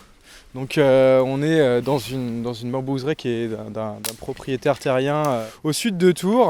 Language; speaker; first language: French; native; French